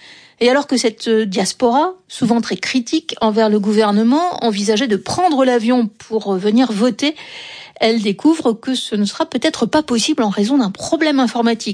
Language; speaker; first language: French; native; French